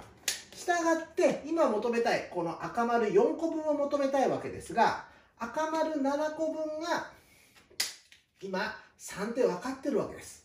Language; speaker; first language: Japanese; native; Japanese